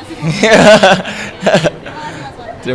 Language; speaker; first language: Indonesian; native; Indonesian